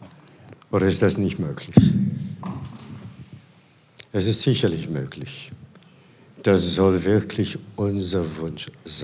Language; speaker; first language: German; non-native, fluent; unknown